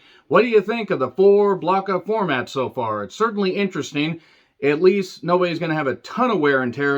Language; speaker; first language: English; native; English